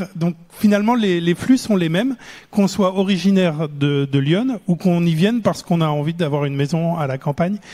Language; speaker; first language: French; native; French